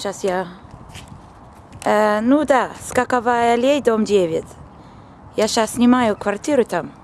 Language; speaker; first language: Russian; non-native, learner; English